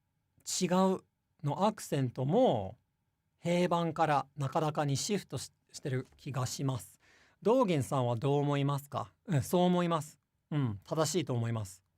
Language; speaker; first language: Japanese; non-native, fluent; English